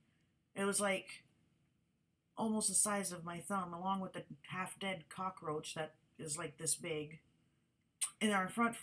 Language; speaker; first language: English; native; English